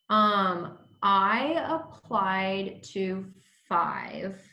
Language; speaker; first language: English; native; English